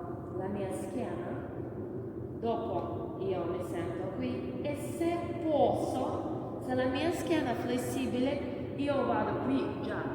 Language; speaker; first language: Italian; non-native, learner; Russian